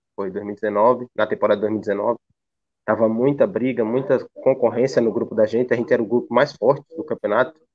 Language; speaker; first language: Portuguese; native; Portuguese